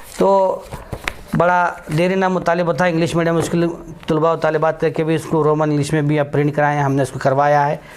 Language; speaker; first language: Urdu; native; Urdu